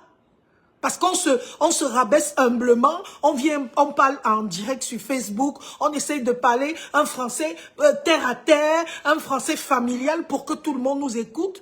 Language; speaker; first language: French; native; French